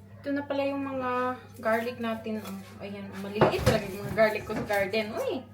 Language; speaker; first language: Filipino; non-native, local second language; Cebuano